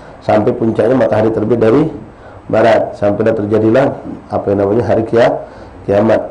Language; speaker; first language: Malay; native; Malay